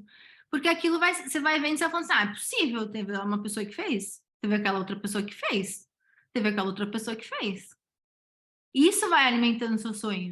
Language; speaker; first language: Portuguese; native; Portuguese